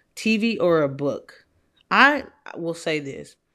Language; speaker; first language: English; native; English